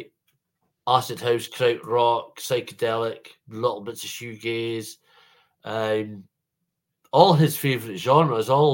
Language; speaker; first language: English; native; English